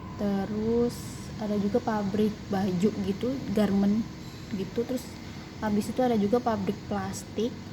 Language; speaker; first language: Indonesian; non-native, local second language; Javanese